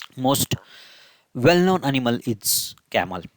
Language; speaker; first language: English; non-native, local second language; Marathi